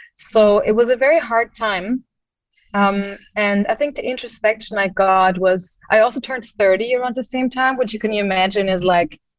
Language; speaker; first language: English; non-native, fluent; German